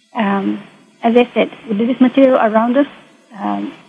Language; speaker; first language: English; non-native, fluent; Arabic